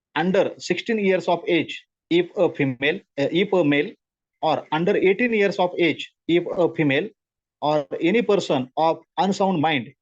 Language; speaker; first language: English; non-native, local second language; Marathi